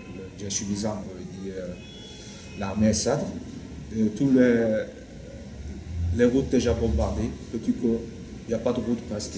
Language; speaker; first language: French; non-native, learner; Turkish